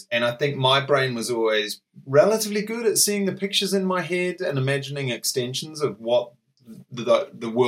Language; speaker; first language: English; native; English